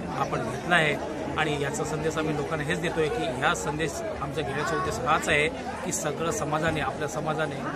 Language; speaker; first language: Marathi; non-native, local second language; Lambadi